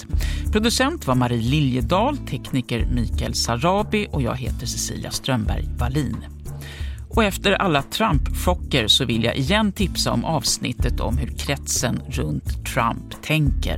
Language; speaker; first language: Swedish; native; Swedish